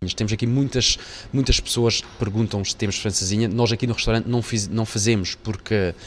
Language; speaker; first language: Portuguese; non-native, fluent; Dutch